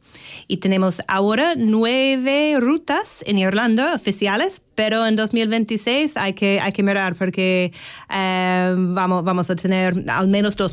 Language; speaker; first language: Spanish; non-native, learner; English